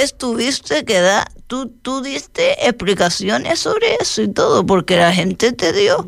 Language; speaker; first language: Spanish; native; Spanish